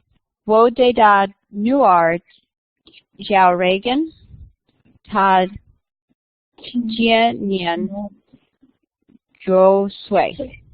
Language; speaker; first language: Chinese; non-native, learner; English